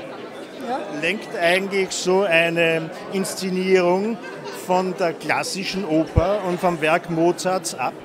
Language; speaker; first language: German; native; German